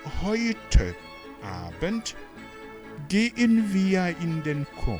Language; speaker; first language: German; non-native, fluent; Rundi